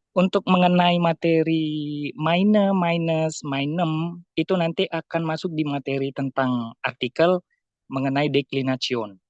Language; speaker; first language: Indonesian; native; Indonesian